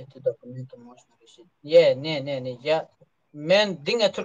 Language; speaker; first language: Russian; non-native, learner; Turkmen